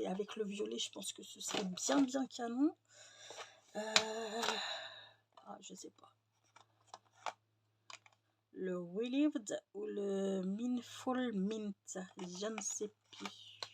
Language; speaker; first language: French; native; French